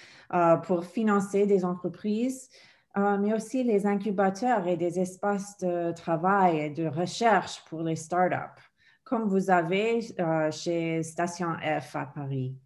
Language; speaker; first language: French; non-native, fluent; English